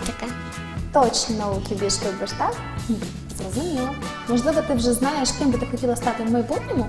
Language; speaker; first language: Ukrainian; native; Ukrainian